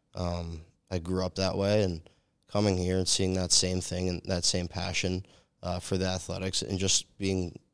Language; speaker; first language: English; native; English